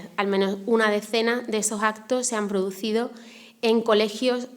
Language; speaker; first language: Spanish; native; Spanish